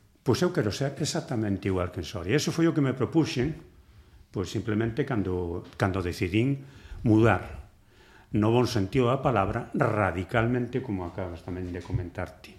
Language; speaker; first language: Galician; non-native, local second language; Spanish